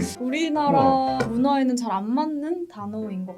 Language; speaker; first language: Korean; native; Korean